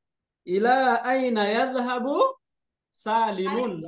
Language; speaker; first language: Arabic; non-native, fluent; Bangla